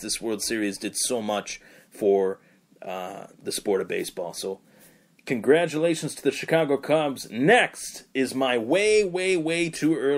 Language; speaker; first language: English; native; English